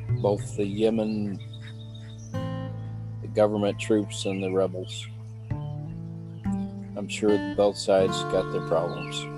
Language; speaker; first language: English; native; English